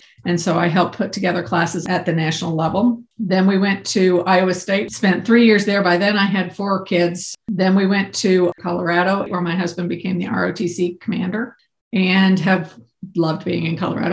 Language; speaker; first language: English; native; English